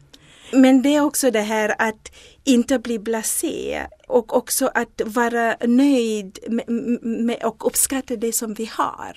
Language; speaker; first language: Swedish; non-native, fluent; Zulu